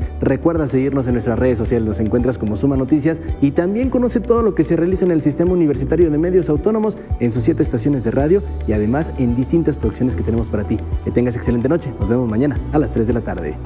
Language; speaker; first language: Spanish; native; Spanish